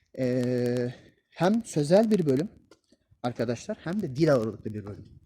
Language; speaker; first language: Turkish; native; Turkish